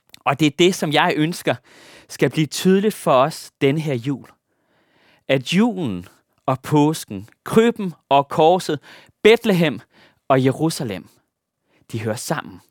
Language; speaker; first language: Danish; native; Danish